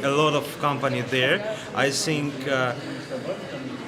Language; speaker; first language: English; non-native, learner; Russian